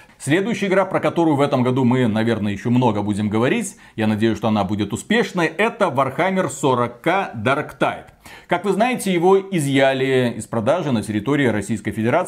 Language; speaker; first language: Russian; native; Russian